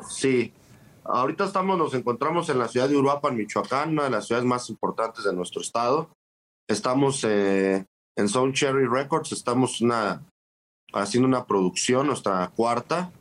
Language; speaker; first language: Spanish; native; Spanish